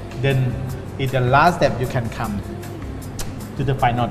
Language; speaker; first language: English; non-native, learner; Thai